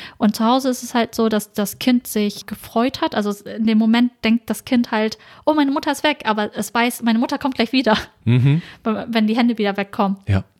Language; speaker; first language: German; early bilingual, other home language; Vietnamese